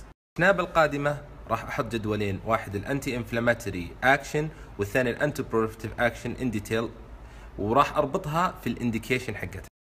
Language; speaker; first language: Arabic; native; Arabic